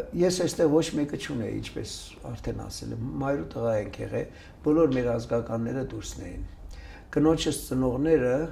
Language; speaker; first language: Armenian; early bilingual, other home language; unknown